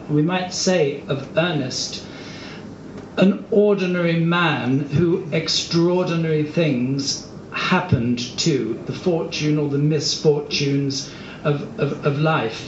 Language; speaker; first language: English; native; English